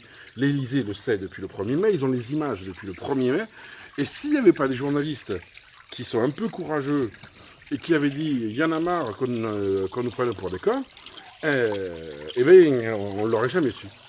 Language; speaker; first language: French; native; French